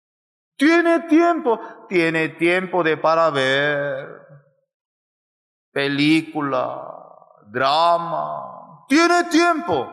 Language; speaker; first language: Spanish; non-native, fluent; Korean